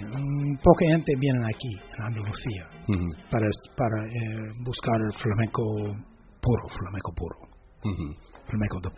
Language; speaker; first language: Spanish; non-native, learner; English